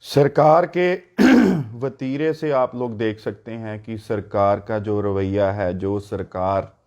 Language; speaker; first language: Hindi; non-native, local second language; Punjabi